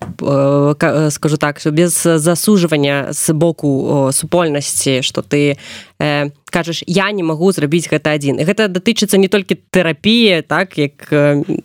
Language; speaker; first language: Belarusian; non-native, local second language; Russian